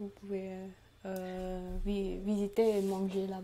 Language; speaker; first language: French; non-native, learner; Khmer